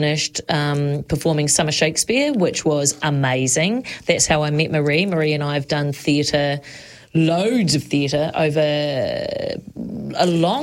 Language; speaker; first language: English; native; English